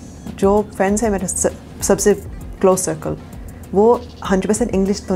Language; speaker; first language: Hindi; early bilingual, heritage; Urdu